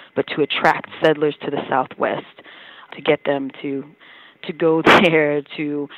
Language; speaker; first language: English; native; English